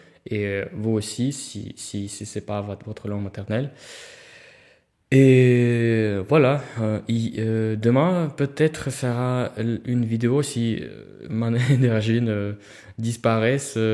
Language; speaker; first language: French; non-native, fluent; Russian